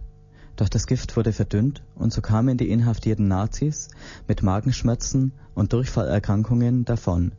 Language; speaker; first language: German; native; German